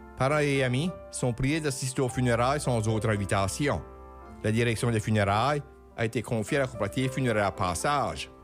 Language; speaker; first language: French; native; French